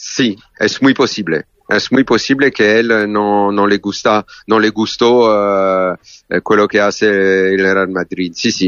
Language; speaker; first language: Spanish; non-native, fluent; French